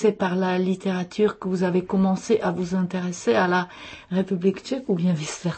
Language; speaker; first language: French; non-native, fluent; Czech